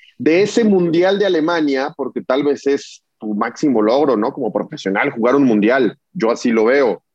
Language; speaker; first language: Spanish; native; Spanish